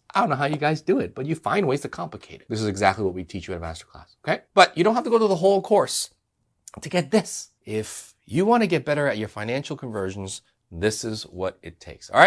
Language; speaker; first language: English; native; English